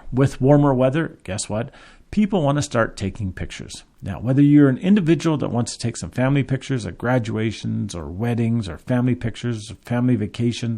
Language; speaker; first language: English; native; English